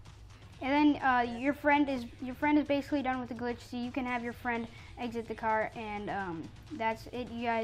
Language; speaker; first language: English; native; English